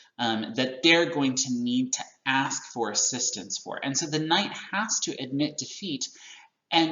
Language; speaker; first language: English; native; English